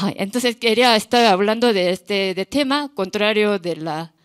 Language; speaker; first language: Spanish; non-native, learner; Korean